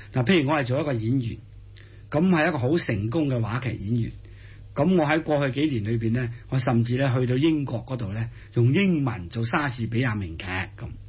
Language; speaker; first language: Cantonese; native; Cantonese